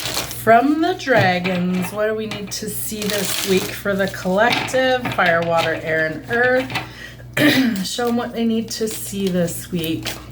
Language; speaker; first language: English; native; English